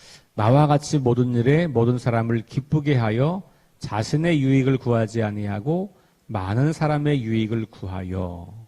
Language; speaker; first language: Korean; native; Korean